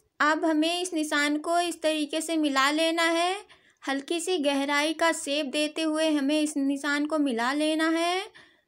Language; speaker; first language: Hindi; native; Hindi